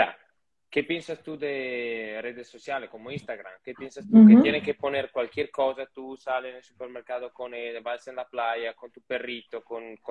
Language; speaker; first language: Spanish; non-native, fluent; Italian